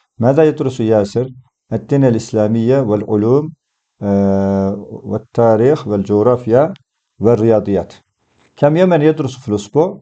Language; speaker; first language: Arabic; non-native, fluent; Turkish